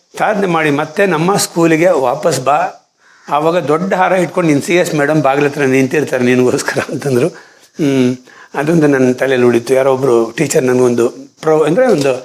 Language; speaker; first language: Kannada; non-native, local second language; Konkani